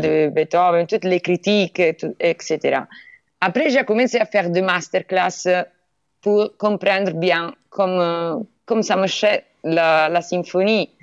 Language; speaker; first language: French; non-native, learner; Italian